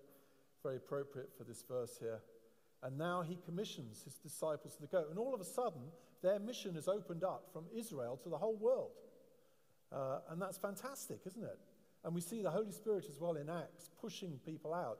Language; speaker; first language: English; native; English